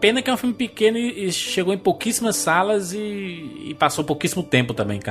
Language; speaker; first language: Portuguese; native; Portuguese